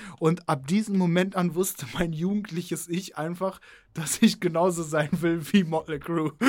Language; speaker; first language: German; early bilingual, other home language; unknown